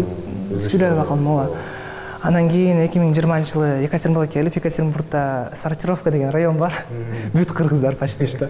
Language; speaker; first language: Kyrgyz; early bilingual, heritage; Kyrgyz